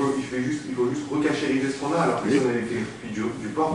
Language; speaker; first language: French; native; French